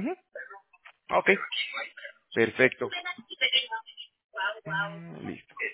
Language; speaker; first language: Spanish; native; Spanish